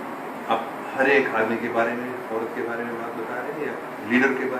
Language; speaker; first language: Hindi; non-native, local second language; English